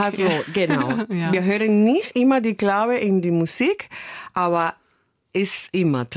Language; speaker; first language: German; non-native, learner; Spanish